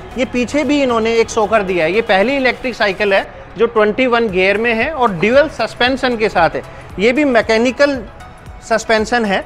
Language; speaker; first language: Hindi; native; Hindi